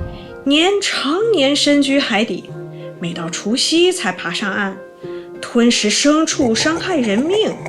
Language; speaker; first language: Chinese; native; Chinese